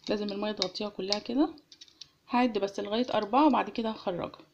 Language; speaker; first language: Arabic; native; Arabic